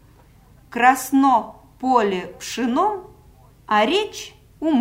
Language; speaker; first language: Russian; native; Russian